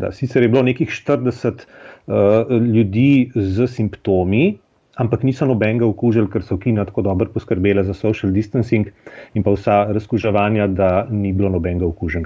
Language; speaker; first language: Slovenian; native; Slovenian